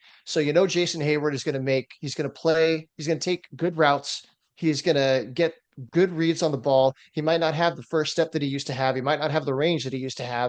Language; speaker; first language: English; native; English